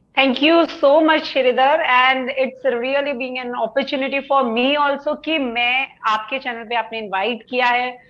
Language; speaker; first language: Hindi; native; Hindi